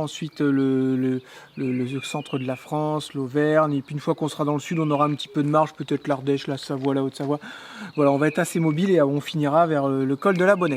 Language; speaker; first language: French; native; French